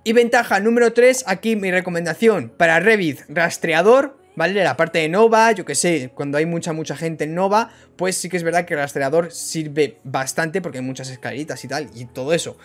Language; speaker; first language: Spanish; native; Spanish